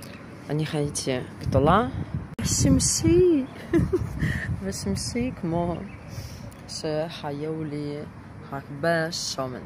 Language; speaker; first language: Hebrew; non-native, learner; Ukrainian